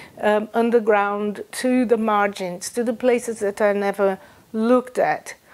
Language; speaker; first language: English; non-native, fluent; Portuguese